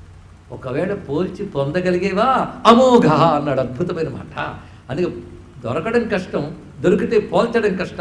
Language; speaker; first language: Telugu; native; Telugu